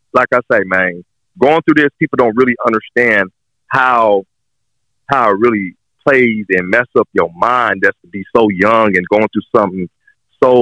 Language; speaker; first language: English; native; English